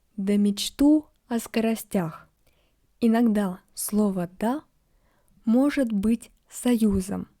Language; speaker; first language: Russian; native; Russian